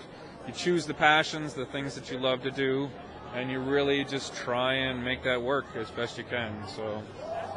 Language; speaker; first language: English; native; English